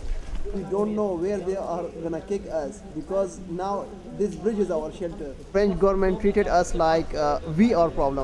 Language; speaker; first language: English; non-native, learner; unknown